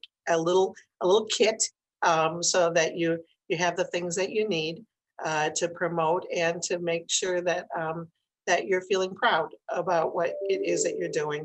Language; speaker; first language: English; native; English